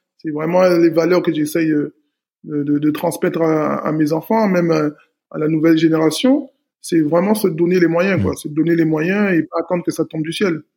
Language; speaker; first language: French; native; French